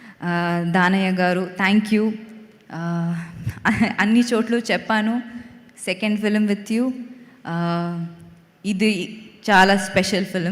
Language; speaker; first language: Telugu; non-native, local second language; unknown